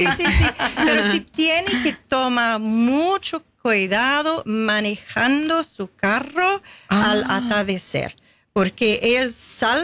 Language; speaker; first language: Spanish; non-native, fluent; English